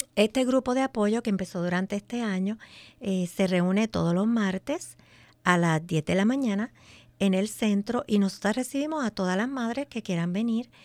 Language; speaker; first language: Spanish; native; Spanish